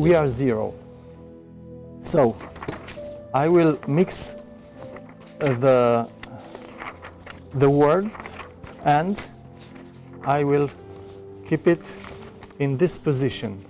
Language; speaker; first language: English; non-native, fluent; Romanian